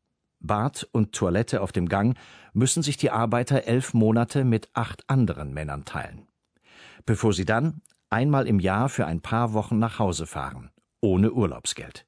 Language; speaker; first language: German; native; German